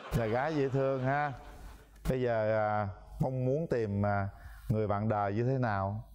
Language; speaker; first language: Vietnamese; native; Vietnamese